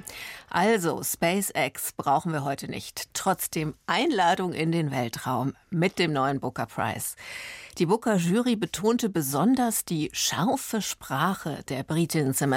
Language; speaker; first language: German; native; German